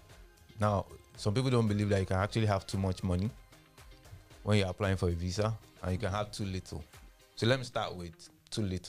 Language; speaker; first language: English; non-native, local second language; Yoruba